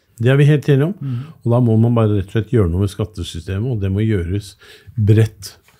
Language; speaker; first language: Norwegian; native; Norwegian